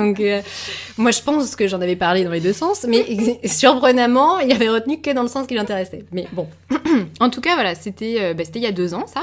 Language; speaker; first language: French; native; French